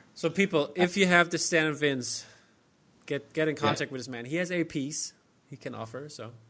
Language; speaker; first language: English; non-native, fluent; German